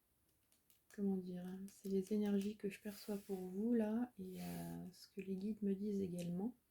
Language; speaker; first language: French; native; French